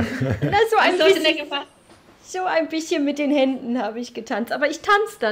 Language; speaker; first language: German; native; German